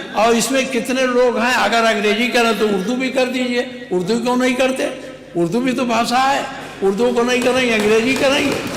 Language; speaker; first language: Hindi; native; Hindi